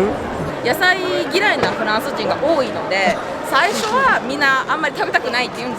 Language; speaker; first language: Japanese; native; Japanese